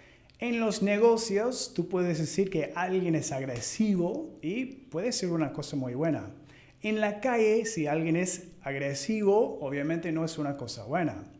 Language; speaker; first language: Spanish; non-native, fluent; English